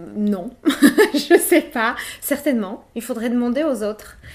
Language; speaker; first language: French; early bilingual, other home language; Polish